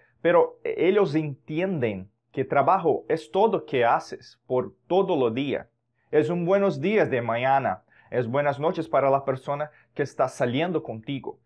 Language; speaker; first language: Spanish; non-native, fluent; Portuguese